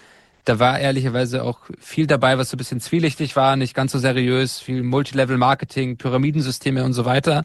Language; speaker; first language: German; native; German